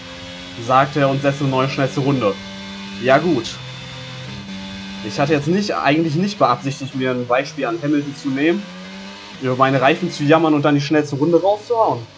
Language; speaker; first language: German; native; German